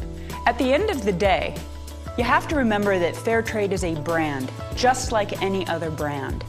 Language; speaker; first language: English; native; English